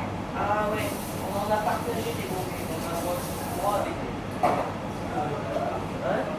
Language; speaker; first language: French; native; French